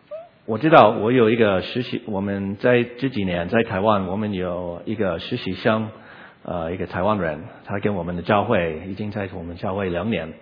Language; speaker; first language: Chinese; non-native, learner; English